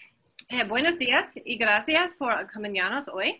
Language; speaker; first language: Spanish; non-native, fluent; English